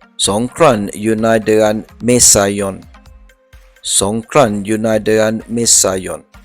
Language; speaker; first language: Thai; non-native, learner; English